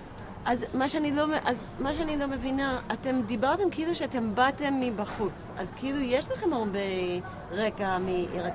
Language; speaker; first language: Hebrew; native; Hebrew